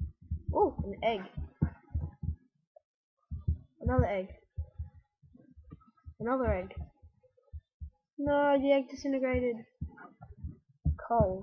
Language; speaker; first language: English; native; English